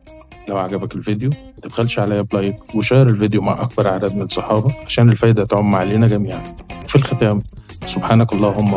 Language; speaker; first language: Arabic; native; Arabic